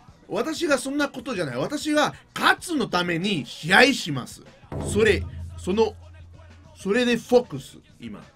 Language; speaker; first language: Japanese; non-native, learner; Spanish